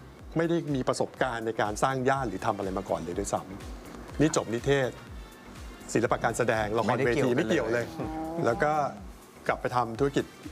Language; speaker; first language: Thai; native; Thai